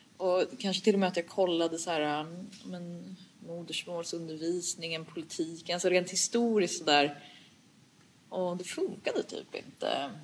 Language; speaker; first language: Swedish; early bilingual, other home language; Persian